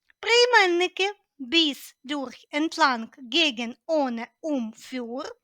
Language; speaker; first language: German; non-native, fluent; Ukrainian